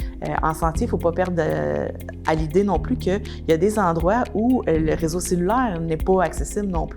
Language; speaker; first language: French; native; French